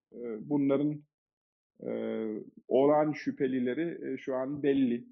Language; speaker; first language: Turkish; early bilingual, heritage; Turkish